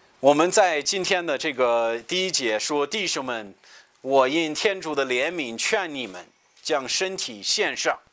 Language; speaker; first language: Chinese; non-native, fluent; English